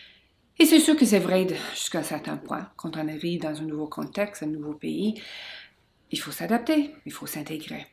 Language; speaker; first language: French; non-native, local second language; English